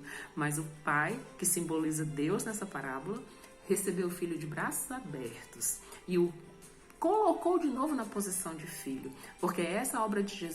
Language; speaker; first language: Portuguese; native; Portuguese